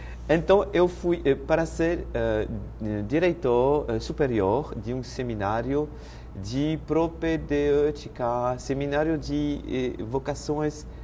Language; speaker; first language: Portuguese; non-native, fluent; French